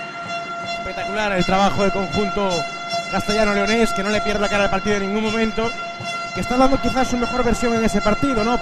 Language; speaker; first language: Spanish; native; Spanish